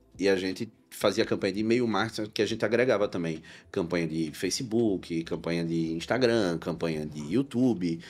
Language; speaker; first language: Portuguese; native; Portuguese